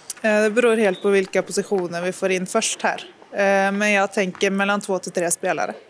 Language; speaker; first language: Swedish; native; Swedish